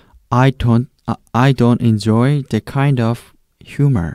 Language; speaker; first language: English; non-native, learner; Korean